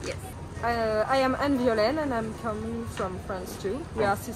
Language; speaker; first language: English; non-native, learner; French